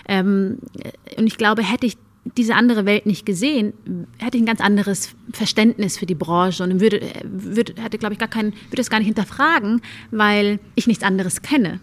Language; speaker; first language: German; early bilingual, other home language; Amharic